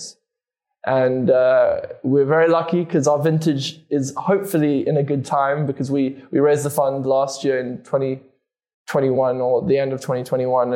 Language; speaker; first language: English; native; English